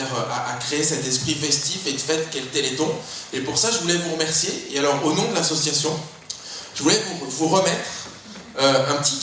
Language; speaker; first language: French; native; French